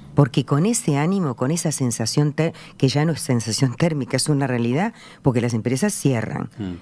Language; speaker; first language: Spanish; native; Spanish